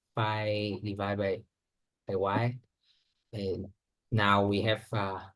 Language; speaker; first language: English; non-native, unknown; Vietnamese